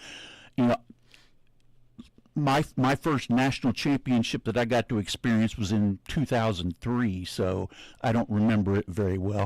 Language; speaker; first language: English; native; English